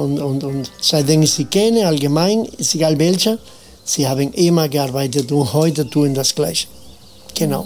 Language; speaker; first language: German; non-native, fluent; Spanish